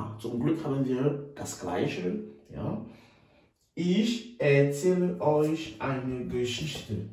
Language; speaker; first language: German; non-native, fluent; French